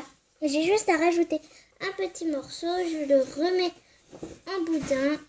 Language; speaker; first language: French; native; French